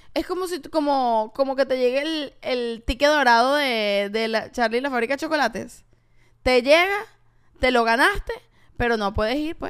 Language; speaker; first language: Spanish; native; Spanish